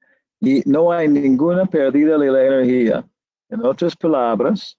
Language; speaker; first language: Spanish; non-native, learner; English